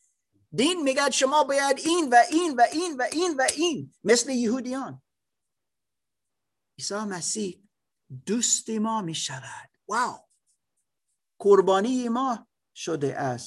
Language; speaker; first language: Persian; non-native, learner; German